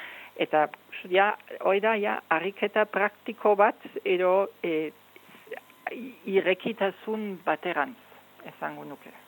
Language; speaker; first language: Basque; non-native, fluent; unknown